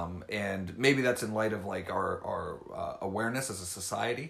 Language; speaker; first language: English; native; English